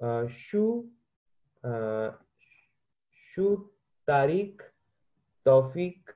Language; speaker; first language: Arabic; non-native, learner; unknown